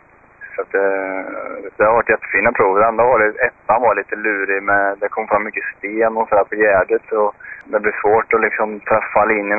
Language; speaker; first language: Swedish; native; Swedish